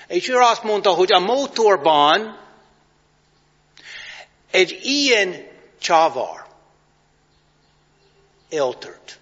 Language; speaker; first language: Hungarian; non-native, fluent; English